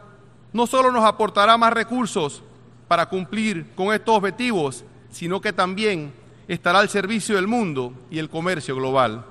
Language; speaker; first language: Spanish; native; Spanish